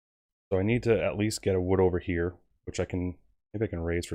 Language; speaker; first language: English; native; English